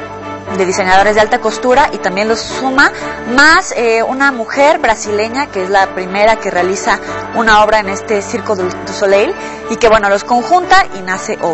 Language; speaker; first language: Spanish; native; Spanish